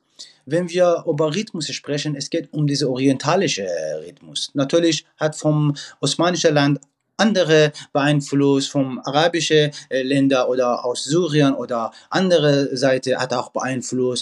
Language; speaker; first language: German; non-native, fluent; Persian